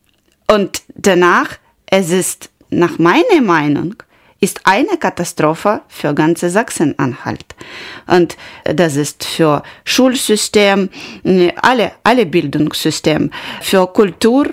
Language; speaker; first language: German; non-native, learner; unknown